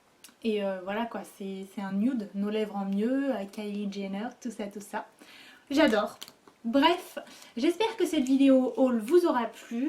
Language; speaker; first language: French; native; French